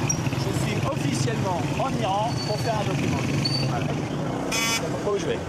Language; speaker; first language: French; native; French